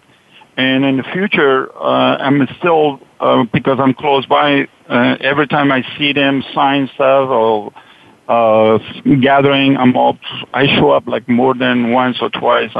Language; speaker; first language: English; non-native, fluent; Persian